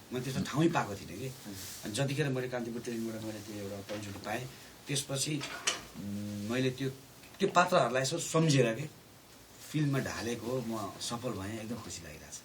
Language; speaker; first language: Nepali; native; Nepali